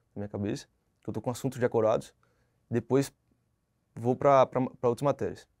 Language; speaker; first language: Portuguese; native; Portuguese